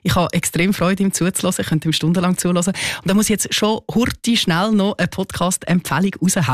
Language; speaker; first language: German; native; German